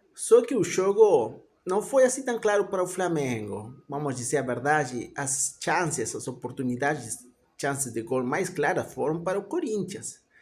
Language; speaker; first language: Portuguese; non-native, fluent; Spanish